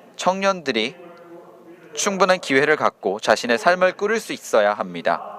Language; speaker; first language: Korean; native; Korean